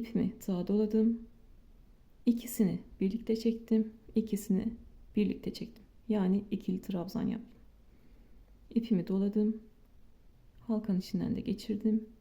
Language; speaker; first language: Turkish; native; Turkish